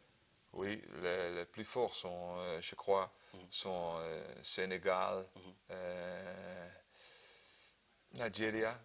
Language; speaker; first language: French; non-native, learner; Dutch